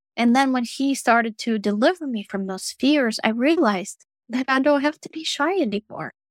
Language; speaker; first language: English; non-native, fluent; Russian